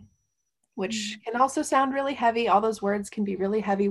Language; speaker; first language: English; native; English